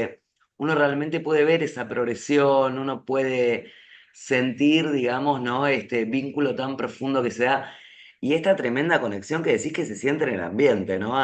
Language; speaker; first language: Spanish; native; Spanish